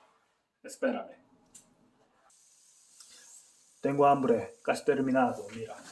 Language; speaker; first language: Spanish; non-native, learner; Korean